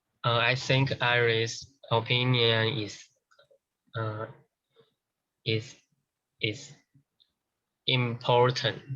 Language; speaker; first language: English; non-native, learner; Chinese